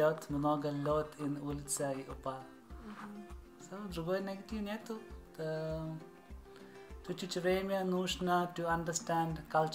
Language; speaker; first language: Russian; non-native, learner; Malayalam